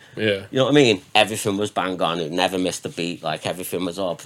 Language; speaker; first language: English; native; English